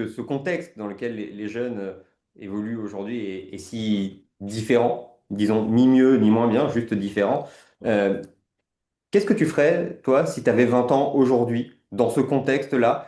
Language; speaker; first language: French; native; French